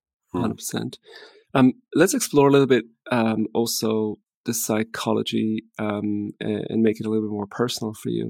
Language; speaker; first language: English; non-native, fluent; Swiss German